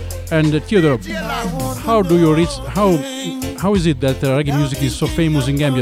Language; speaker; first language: English; non-native, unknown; Italian